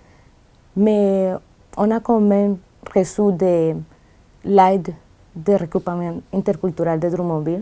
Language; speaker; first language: French; non-native, fluent; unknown